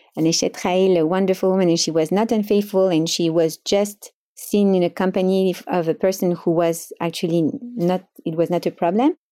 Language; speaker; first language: English; non-native, fluent; French